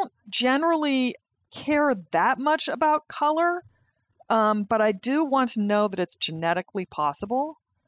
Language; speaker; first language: English; native; English